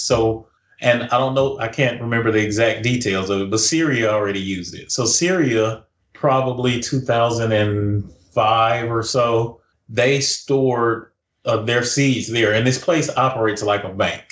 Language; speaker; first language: English; native; English